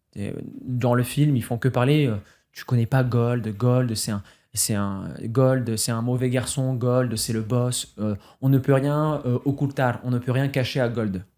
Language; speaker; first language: French; native; French